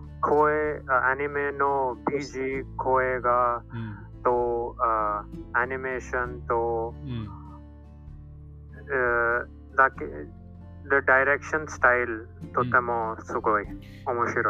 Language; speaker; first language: Japanese; non-native, learner; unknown